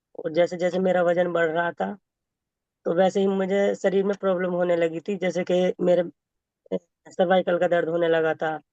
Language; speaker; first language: Hindi; native; Hindi